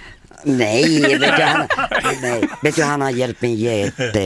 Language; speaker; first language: Swedish; non-native, fluent; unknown